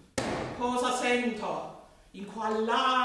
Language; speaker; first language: Italian; non-native, fluent; English